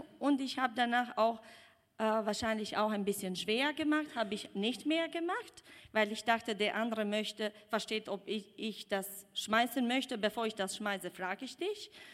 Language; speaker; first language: German; non-native, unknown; Albanian